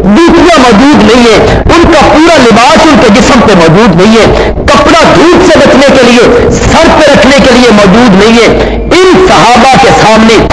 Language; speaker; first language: Urdu; native; Urdu